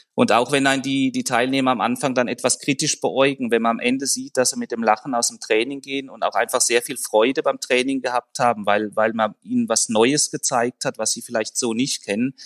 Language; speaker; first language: German; native; German